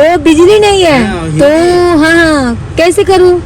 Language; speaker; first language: Hindi; non-native, local second language; Malayalam